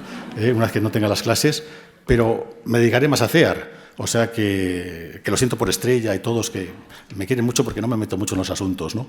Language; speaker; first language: Spanish; native; Spanish